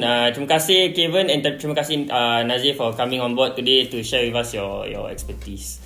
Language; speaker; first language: English; non-native, local second language; Malay